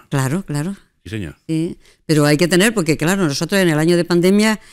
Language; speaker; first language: Spanish; native; Spanish